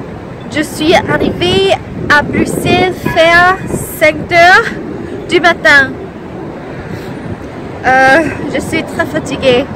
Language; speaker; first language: French; non-native, learner; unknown